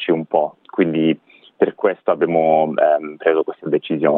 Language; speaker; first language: Italian; non-native, fluent; English